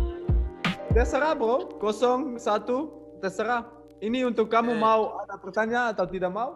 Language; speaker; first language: Indonesian; non-native, learner; Dutch